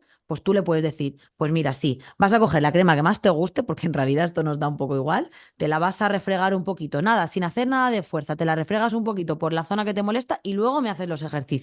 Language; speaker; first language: Spanish; native; Spanish